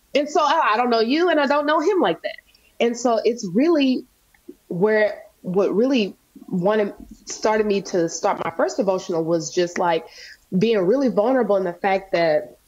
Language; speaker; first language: English; native; English